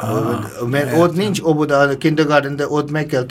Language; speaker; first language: Hungarian; non-native, fluent; Bangla